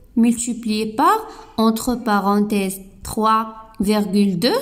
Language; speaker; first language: French; non-native, local second language; Arabic